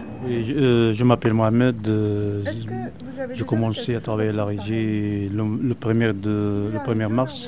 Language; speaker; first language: French; non-native, learner; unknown